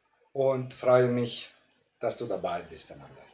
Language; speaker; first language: German; non-native, fluent; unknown